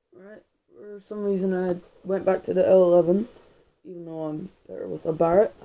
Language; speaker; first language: English; native; English